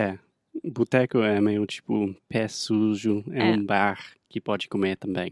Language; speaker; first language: Portuguese; non-native, fluent; English